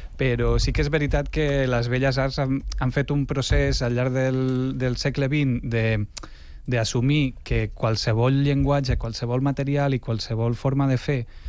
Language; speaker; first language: Catalan; native; Catalan